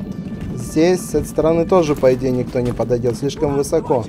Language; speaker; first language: Russian; native; Russian